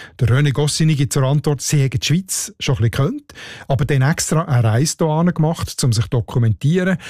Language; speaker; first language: German; native; German